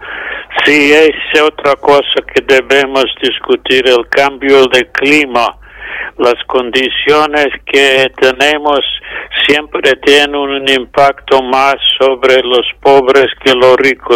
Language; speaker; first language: Spanish; non-native, fluent; English